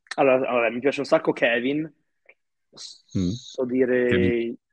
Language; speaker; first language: Italian; early bilingual, other home language; Arabic